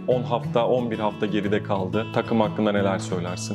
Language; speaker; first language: Turkish; native; Turkish